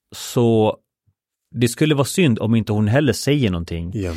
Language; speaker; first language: Swedish; early bilingual, other home language; Spanish